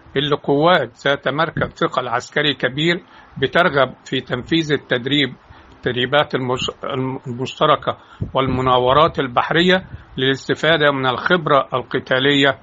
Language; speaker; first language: Arabic; native; Arabic